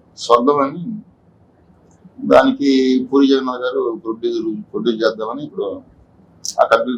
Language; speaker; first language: Telugu; native; Telugu